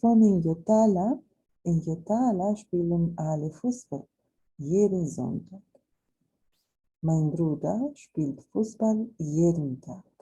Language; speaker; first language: German; non-native, fluent; Spanish